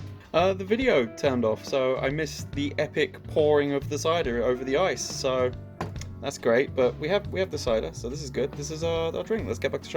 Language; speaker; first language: English; native; English